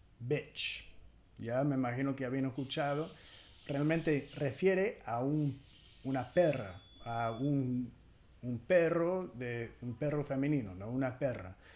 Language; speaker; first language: Spanish; non-native, fluent; English